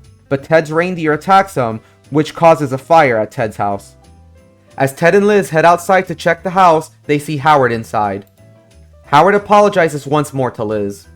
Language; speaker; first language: English; native; English